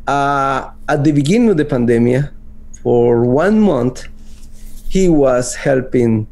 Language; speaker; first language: English; non-native, fluent; Spanish